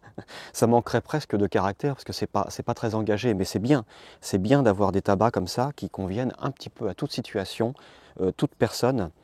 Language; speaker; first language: French; native; French